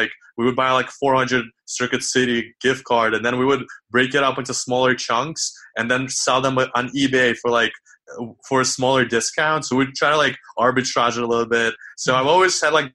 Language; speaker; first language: English; early bilingual, other home language; Ukrainian